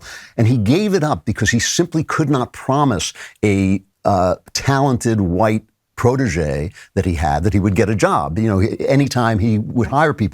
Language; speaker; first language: English; native; English